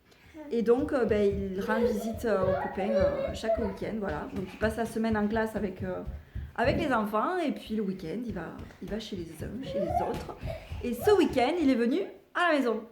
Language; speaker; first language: French; native; French